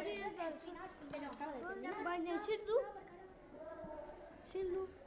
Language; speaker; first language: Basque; non-native, local second language; Spanish